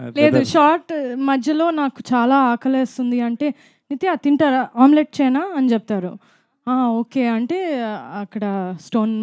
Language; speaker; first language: Telugu; non-native, fluent; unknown